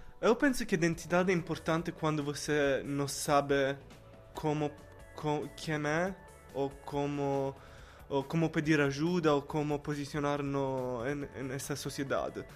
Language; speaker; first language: Portuguese; non-native, learner; Italian